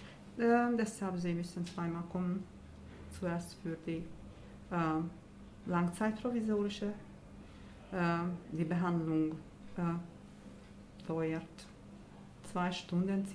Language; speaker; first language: German; non-native, learner; Hungarian